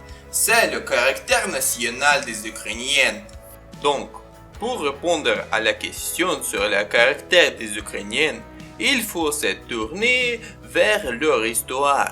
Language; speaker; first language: French; non-native, fluent; Ukrainian